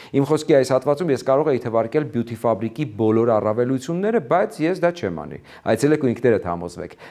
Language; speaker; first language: Armenian; native; Armenian